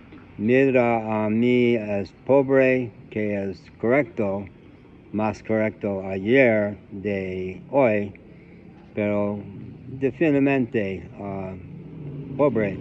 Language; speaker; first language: Spanish; non-native, learner; English